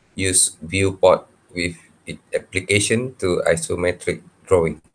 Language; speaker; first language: English; non-native, local second language; Malay